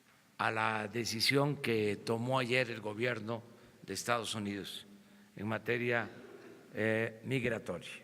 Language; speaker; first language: Spanish; native; Spanish